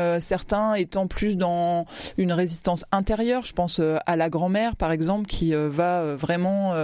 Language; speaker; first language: French; native; French